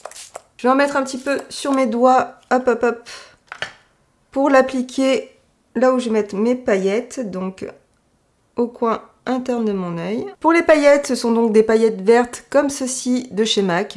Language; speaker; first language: French; native; French